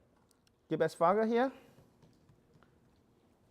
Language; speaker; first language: German; non-native, learner; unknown